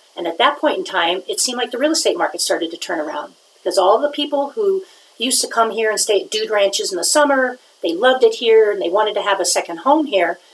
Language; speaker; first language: English; native; English